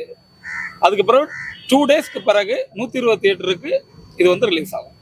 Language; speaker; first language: Tamil; native; Tamil